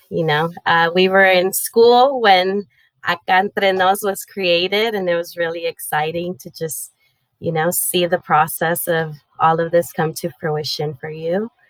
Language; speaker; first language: English; early bilingual, other home language; Spanish